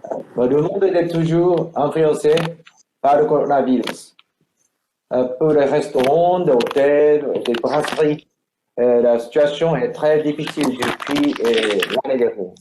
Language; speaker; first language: French; non-native, learner; Japanese